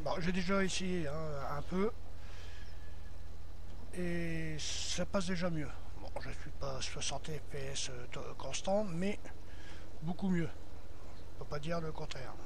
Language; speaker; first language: French; native; French